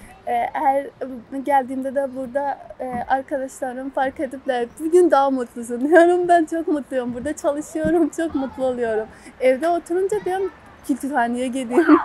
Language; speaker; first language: Turkish; non-native, learner; Azerbaijani